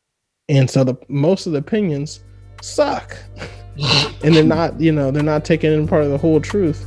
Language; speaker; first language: English; native; English